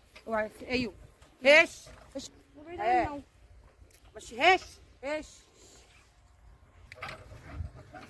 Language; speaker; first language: Arabic; native; Arabic